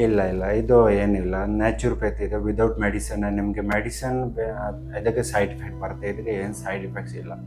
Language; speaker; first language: Kannada; non-native, local second language; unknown